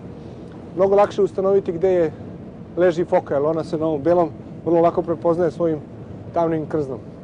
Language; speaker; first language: Serbian; native; Serbian